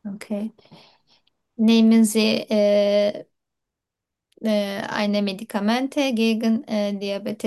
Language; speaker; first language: German; non-native, learner; Turkish